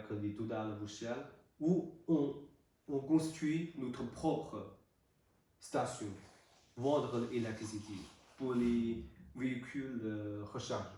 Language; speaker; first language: French; non-native, learner; Chinese